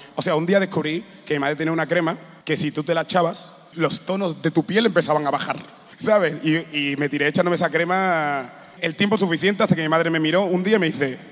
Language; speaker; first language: Spanish; early bilingual, other home language; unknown